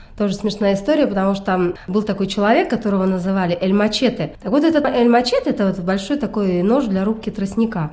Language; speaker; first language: Russian; native; Russian